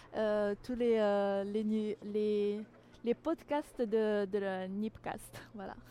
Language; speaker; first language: French; non-native, local second language; Malagasy